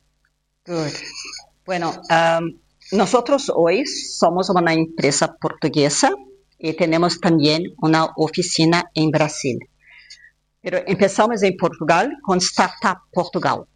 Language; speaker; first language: Spanish; non-native, fluent; Portuguese